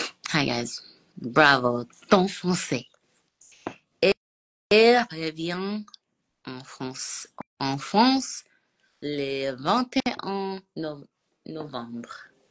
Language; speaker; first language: French; non-native, learner; English